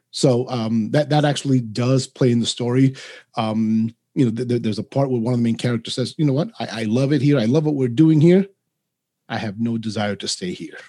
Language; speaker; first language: English; early bilingual, other home language; Spanish